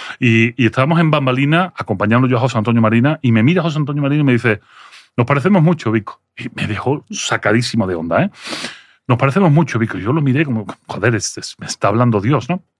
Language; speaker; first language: Spanish; early bilingual, other home language; French